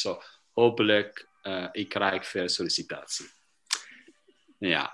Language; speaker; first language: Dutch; non-native, learner; Portuguese